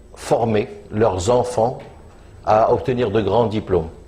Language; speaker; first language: French; non-native, local second language; Arabic